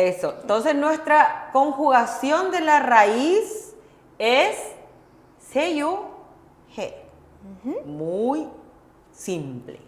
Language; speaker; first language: Spanish; non-native, fluent; Korean